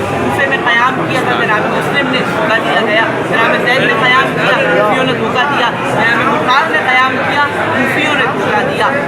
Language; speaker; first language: Urdu; native; Urdu